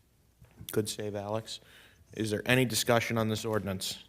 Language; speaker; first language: English; native; English